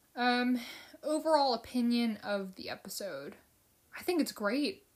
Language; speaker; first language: English; early bilingual, other home language; Filipino